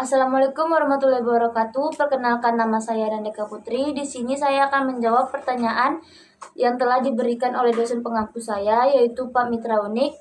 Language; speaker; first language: Indonesian; native; Indonesian